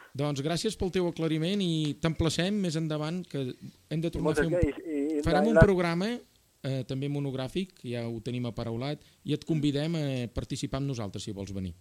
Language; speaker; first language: Catalan; native; Catalan